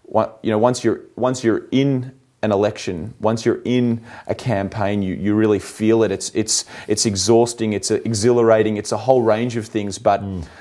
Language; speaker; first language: English; native; English